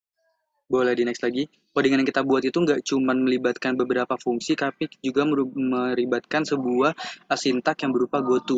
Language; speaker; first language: Indonesian; native; Indonesian